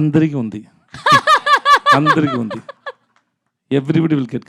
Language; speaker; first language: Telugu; non-native, learner; Tamil